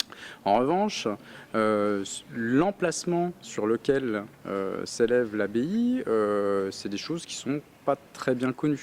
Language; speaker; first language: French; native; French